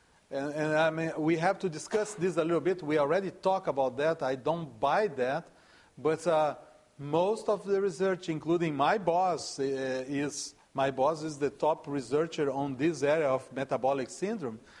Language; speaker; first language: English; non-native, fluent; Portuguese